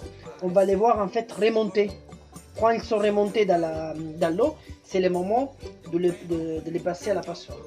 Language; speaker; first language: French; non-native, fluent; Italian